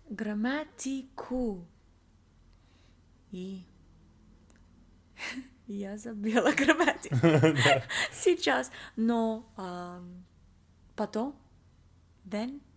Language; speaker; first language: Russian; non-native, learner; English